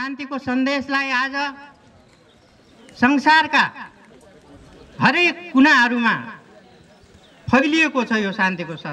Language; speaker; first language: Nepali; native; Nepali